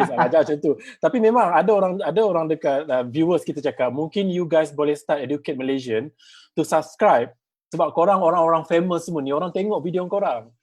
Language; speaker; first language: Malay; native; Malay